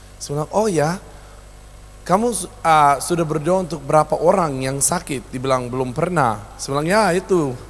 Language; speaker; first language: Indonesian; non-native, local second language; English